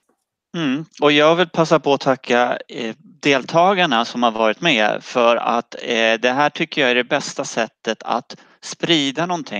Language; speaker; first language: Swedish; native; Swedish